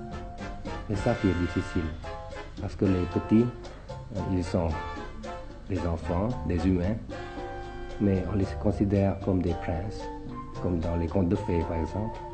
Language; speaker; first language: French; early bilingual, other home language; Thai